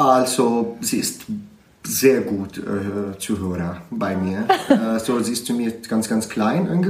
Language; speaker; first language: German; non-native, learner; Arabic